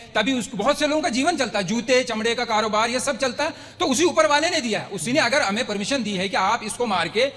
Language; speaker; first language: Hindi; non-native, local second language; Kashmiri